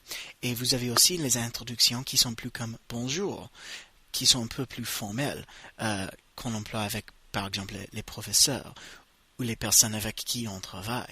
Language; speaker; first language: French; non-native, fluent; English